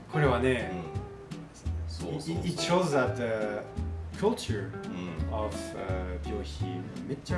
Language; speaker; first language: Japanese; non-native, learner; French